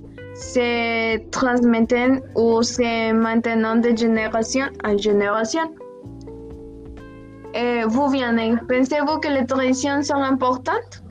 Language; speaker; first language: French; non-native, learner; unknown